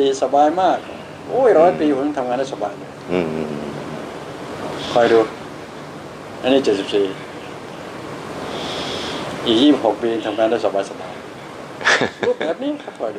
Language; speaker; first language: Thai; native; Thai